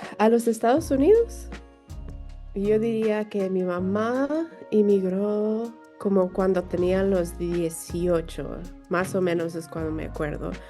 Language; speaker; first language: Spanish; early bilingual, heritage; Spanish